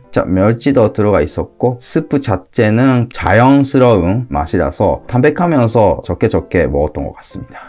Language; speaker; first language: Korean; non-native, fluent; Japanese